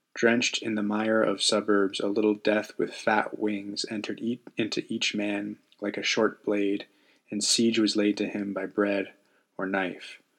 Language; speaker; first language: English; native; English